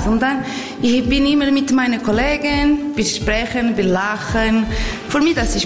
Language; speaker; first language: German; non-native, learner; Portuguese